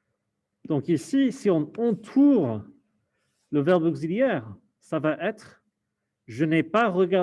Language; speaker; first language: French; non-native, fluent; English